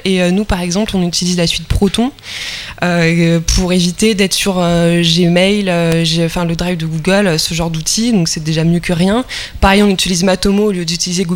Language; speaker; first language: French; native; French